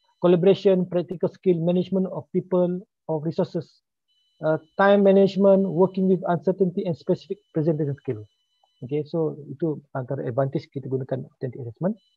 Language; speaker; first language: English; non-native, local second language; Malay